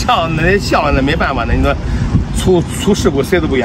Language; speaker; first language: Chinese; native; Chinese